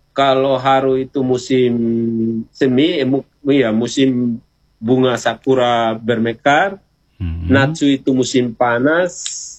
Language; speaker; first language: Indonesian; native; Indonesian